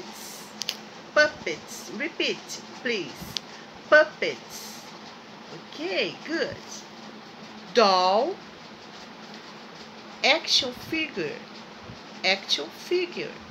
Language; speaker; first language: English; non-native, learner; Portuguese